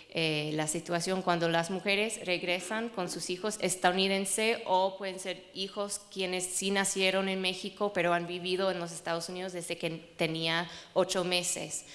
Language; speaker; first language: Spanish; non-native, fluent; English